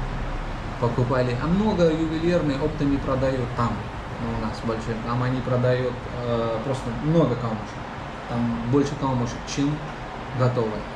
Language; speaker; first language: Russian; non-native, learner; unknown